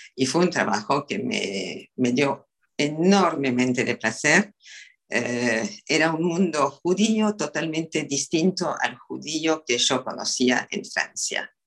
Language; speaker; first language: Spanish; non-native, fluent; French